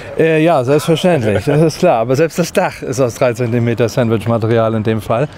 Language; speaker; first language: German; native; German